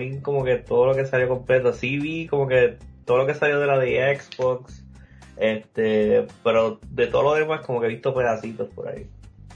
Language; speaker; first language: Spanish; native; Spanish